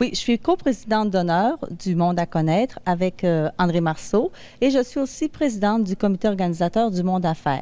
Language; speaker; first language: French; native; French